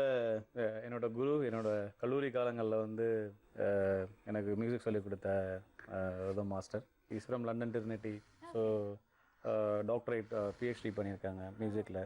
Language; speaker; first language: Tamil; native; Tamil